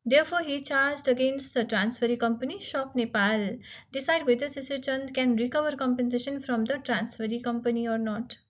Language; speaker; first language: English; non-native, local second language; Nepali